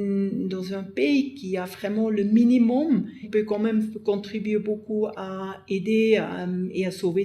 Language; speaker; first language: French; non-native, fluent; German